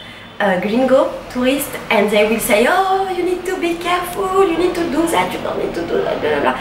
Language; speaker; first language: English; non-native, learner; French